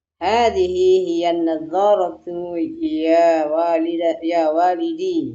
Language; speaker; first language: Arabic; non-native, fluent; Indonesian